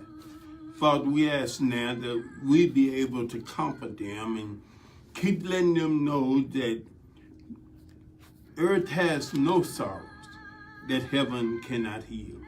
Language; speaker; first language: English; native; English